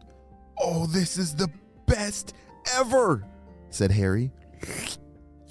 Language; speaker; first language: English; native; English